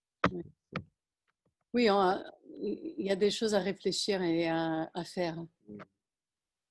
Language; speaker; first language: French; non-native, fluent; English